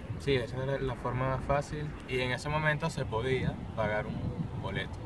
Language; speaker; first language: Spanish; native; Spanish